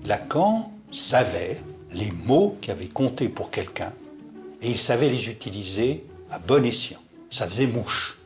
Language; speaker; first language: French; native; French